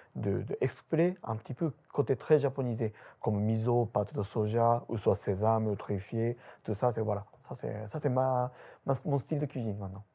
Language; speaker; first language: French; non-native, learner; Japanese